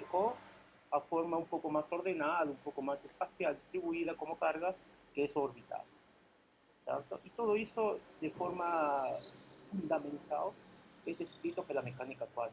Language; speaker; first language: Portuguese; non-native, fluent; Spanish